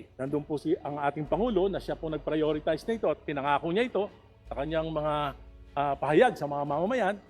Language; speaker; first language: Filipino; native; Filipino